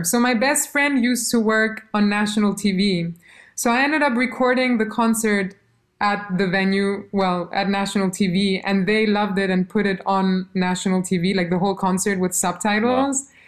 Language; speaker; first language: English; non-native, fluent; Albanian